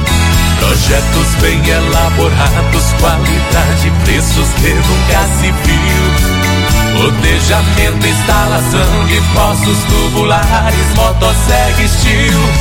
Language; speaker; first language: Portuguese; native; Portuguese